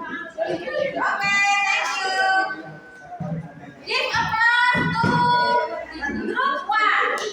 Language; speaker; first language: English; non-native, fluent; Indonesian